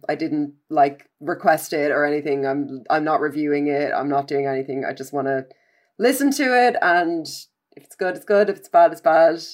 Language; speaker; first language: English; native; English